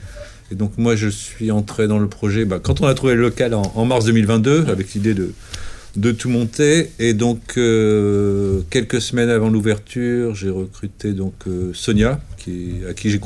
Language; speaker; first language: French; native; French